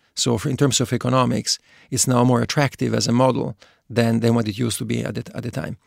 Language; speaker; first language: English; non-native, fluent; Italian